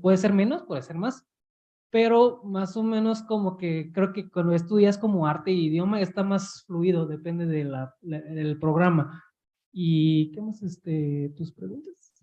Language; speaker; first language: Spanish; early bilingual, heritage; Spanish